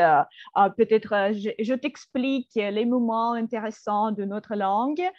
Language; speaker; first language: French; non-native, fluent; Russian